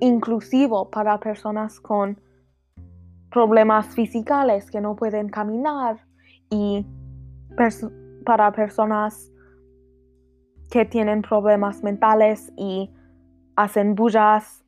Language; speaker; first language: Spanish; non-native, learner; English